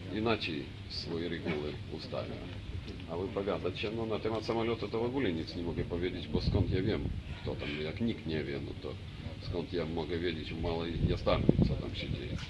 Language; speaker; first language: Polish; non-native, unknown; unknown